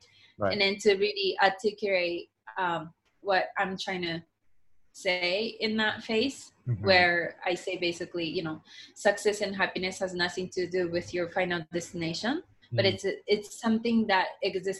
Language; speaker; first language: English; non-native, fluent; Japanese